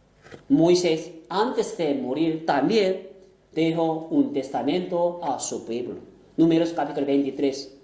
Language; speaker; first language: Spanish; non-native, fluent; Korean